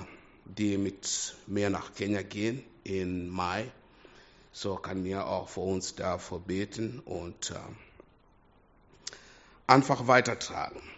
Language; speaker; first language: German; non-native, fluent; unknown